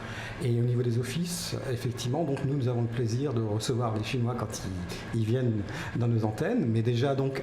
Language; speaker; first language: French; native; French